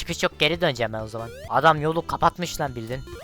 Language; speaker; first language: Turkish; native; Turkish